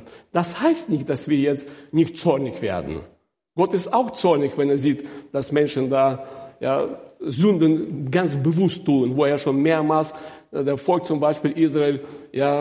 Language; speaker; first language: German; non-native, fluent; Russian